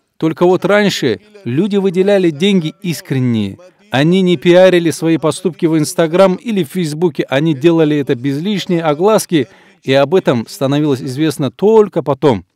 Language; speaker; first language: Russian; non-native, local second language; Avaric